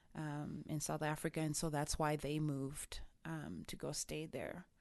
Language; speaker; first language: English; non-native, local second language; Shona